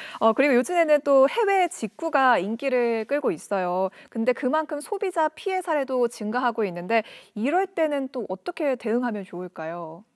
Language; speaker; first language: Korean; native; Korean